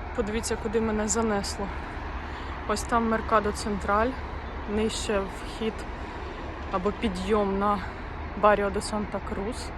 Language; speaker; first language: Ukrainian; native; Ukrainian